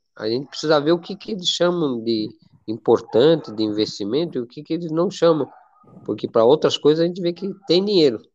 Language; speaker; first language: Portuguese; non-native, fluent; Spanish